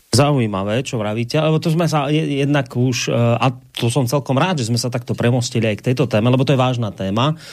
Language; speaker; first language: Slovak; native; Slovak